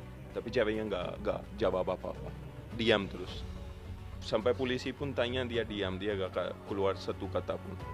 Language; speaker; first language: Indonesian; non-native, fluent; Urdu